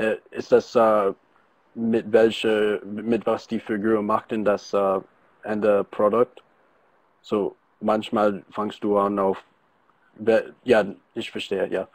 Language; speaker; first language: German; non-native, learner; English